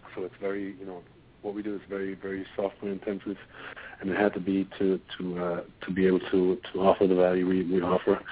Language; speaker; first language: English; non-native, fluent; German